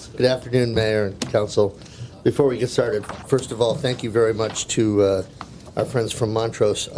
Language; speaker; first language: English; native; English